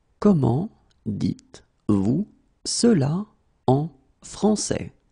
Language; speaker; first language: French; native; French